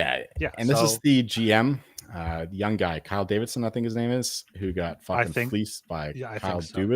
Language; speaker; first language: English; native; English